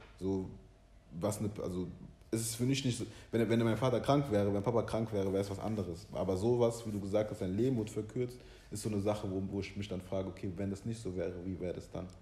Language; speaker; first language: German; early bilingual, other home language; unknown